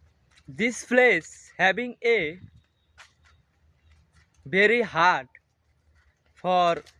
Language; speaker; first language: English; non-native, learner; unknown